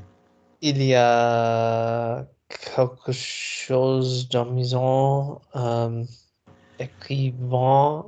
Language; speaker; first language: French; non-native, learner; English